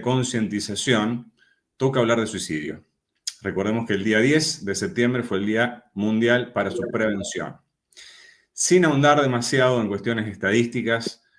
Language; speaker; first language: Spanish; native; Spanish